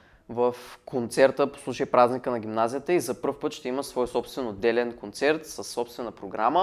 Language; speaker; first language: Bulgarian; native; Bulgarian